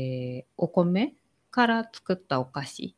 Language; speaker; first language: Japanese; native; Japanese